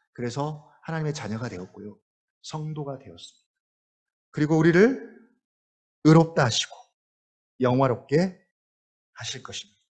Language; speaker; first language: Korean; native; Korean